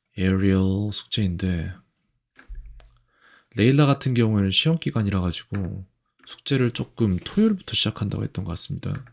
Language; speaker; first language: Korean; native; Korean